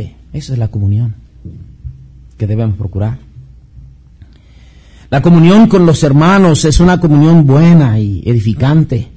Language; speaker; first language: Spanish; native; Spanish